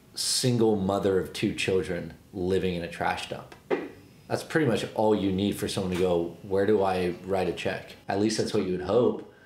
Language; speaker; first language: English; native; English